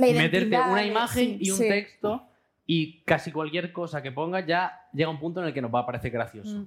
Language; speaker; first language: Spanish; native; Spanish